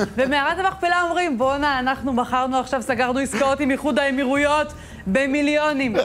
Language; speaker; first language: Hebrew; native; Hebrew